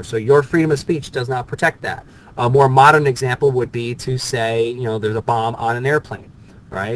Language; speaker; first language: English; native; English